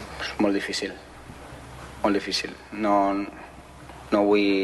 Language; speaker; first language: Catalan; non-native, fluent; Spanish